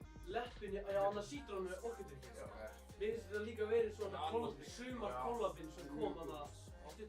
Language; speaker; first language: Icelandic; native; Icelandic